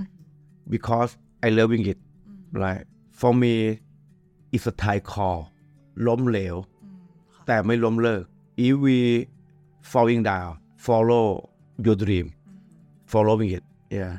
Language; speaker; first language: English; non-native, learner; Thai